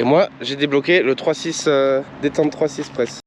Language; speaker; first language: French; native; French